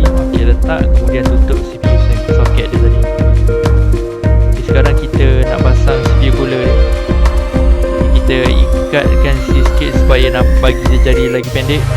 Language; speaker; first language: Malay; native; Malay